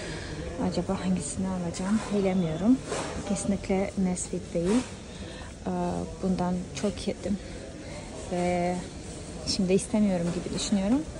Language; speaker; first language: Turkish; non-native, fluent; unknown